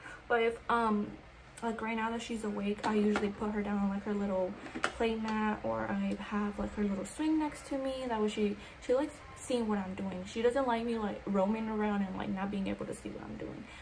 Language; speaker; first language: English; early bilingual, other home language; Spanish